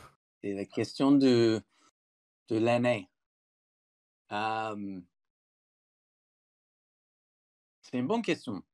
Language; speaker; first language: French; non-native, fluent; English